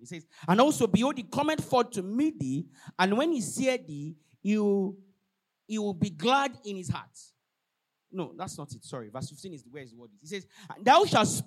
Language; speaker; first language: English; non-native, local second language; Yoruba